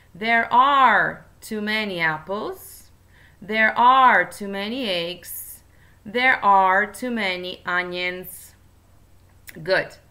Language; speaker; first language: English; non-native, fluent; Italian